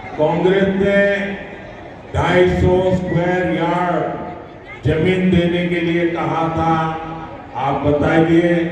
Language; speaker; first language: Hindi; non-native, local second language; Gujarati